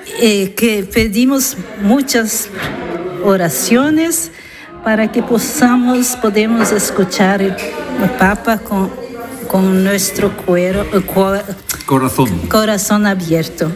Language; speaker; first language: Spanish; non-native, learner; Italian